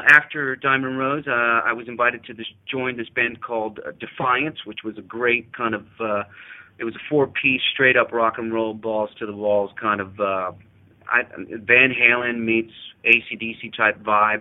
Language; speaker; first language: English; native; English